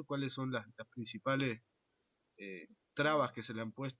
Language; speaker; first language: Spanish; native; Spanish